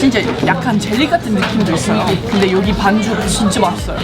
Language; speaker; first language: Korean; non-native, fluent; English